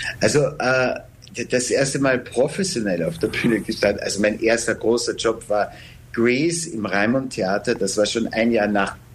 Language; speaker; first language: German; native; German